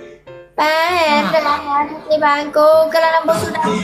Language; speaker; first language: Indonesian; non-native, learner; Vietnamese